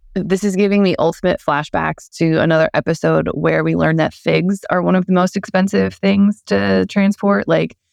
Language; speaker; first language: English; native; English